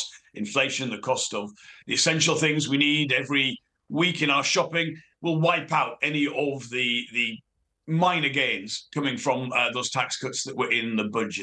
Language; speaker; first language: English; native; English